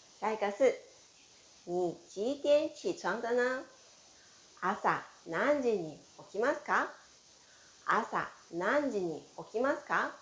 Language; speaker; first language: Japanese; non-native, fluent; Chinese